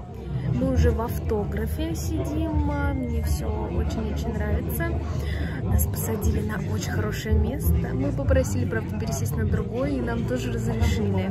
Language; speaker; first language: Russian; native; Russian